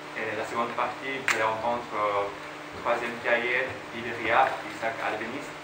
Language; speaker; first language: French; non-native, fluent; Japanese